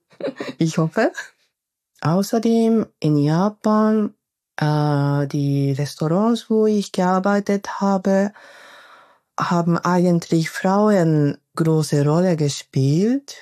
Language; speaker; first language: German; non-native, fluent; Japanese